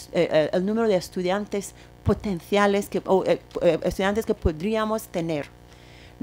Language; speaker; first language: Spanish; non-native, fluent; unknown